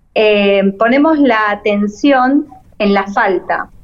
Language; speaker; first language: Spanish; native; Spanish